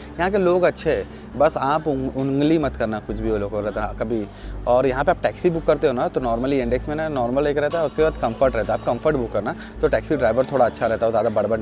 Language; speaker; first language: Hindi; native; Hindi